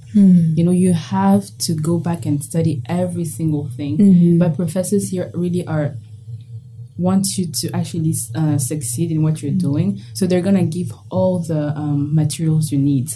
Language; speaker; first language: English; non-native, local second language; Kinyarwanda